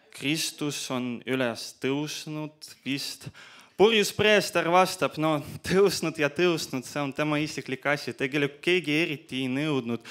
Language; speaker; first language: Estonian; non-native, local second language; Russian